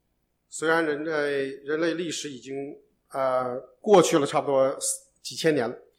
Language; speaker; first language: Chinese; native; Chinese